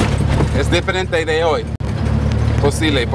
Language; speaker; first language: Spanish; non-native, learner; English